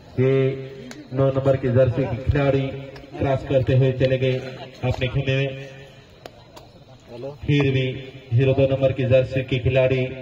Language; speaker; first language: Hindi; non-native, local second language; Marathi